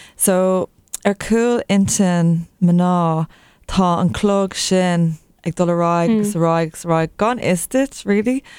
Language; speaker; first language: Irish; non-native, local second language; English